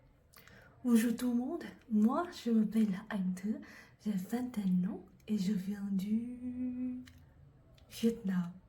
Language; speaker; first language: French; non-native, fluent; Vietnamese